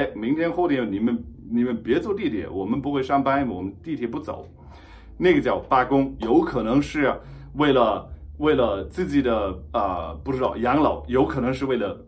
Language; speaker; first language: Chinese; non-native, fluent; German